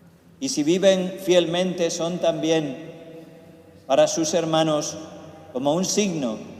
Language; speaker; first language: Spanish; native; Spanish